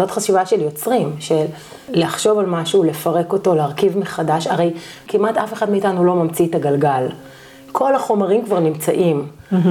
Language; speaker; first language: Hebrew; native; Hebrew